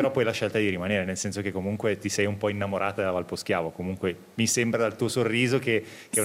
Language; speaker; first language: Italian; native; Italian